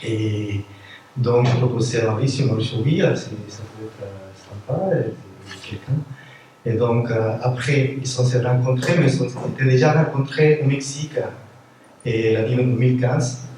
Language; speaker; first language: French; non-native, fluent; Spanish